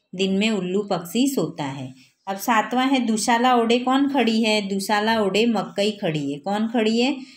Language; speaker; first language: Hindi; non-native, local second language; Gujarati